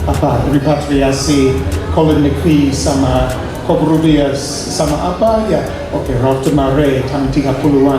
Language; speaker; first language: Indonesian; non-native, fluent; English